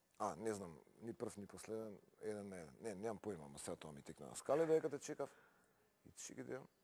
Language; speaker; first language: Macedonian; native; Macedonian